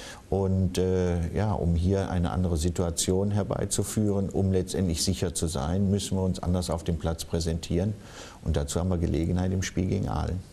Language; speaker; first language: German; native; German